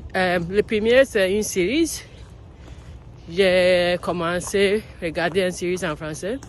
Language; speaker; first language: French; non-native, learner; English